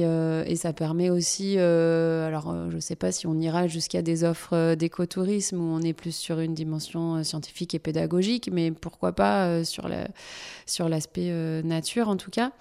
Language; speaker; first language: French; native; French